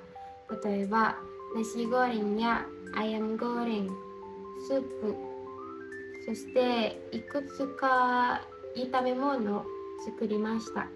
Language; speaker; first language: Japanese; non-native, learner; Indonesian